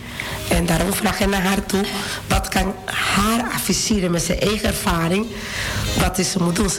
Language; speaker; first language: Dutch; non-native, fluent; Spanish